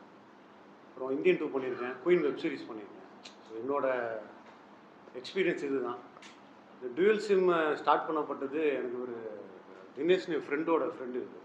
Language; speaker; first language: Tamil; native; Tamil